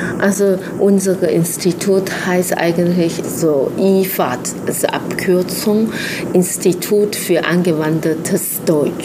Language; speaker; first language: German; non-native, fluent; Chinese